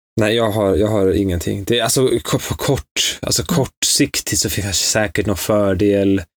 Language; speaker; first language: Swedish; early bilingual, other home language; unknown